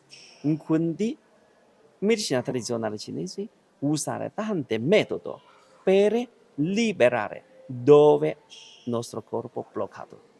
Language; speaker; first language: Italian; non-native, learner; Chinese